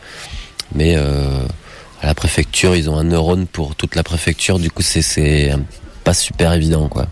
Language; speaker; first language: French; native; French